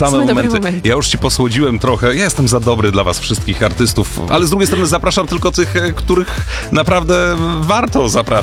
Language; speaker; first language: Polish; native; Polish